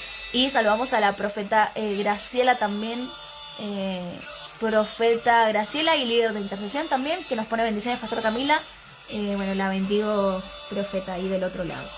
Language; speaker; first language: Spanish; native; Spanish